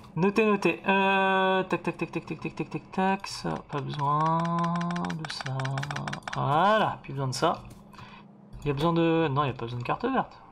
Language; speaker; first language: French; native; French